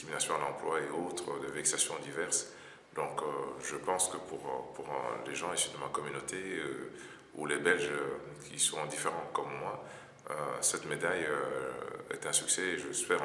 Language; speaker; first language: French; non-native, local second language; Lingala